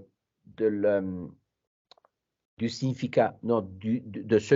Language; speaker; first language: French; non-native, fluent; Italian